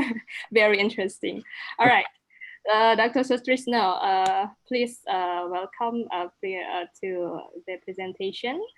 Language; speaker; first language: English; non-native, local second language; Indonesian